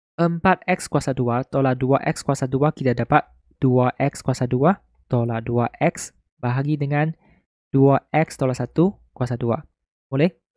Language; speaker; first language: Malay; non-native, local second language; Chinese